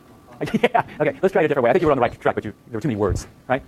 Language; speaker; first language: English; native; English